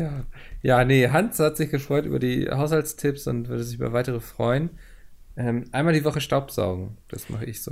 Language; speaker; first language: German; native; German